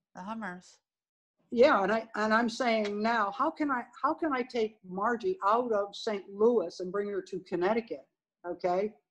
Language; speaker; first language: English; native; English